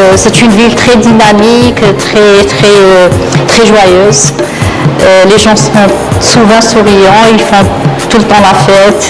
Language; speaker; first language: French; non-native, local second language; Arabic